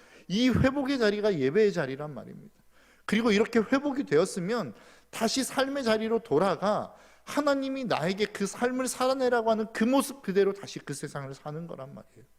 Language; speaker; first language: Korean; native; Korean